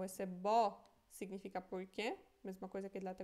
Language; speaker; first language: Portuguese; non-native, fluent; Polish